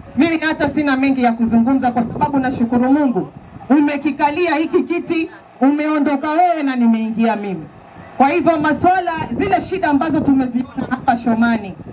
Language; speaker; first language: Swahili; native; Swahili